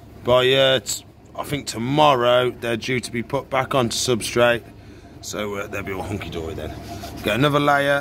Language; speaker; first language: English; native; English